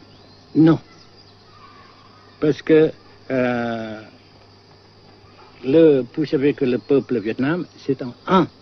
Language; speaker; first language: French; non-native, local second language; Vietnamese